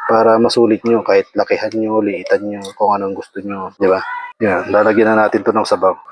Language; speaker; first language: Filipino; native; Filipino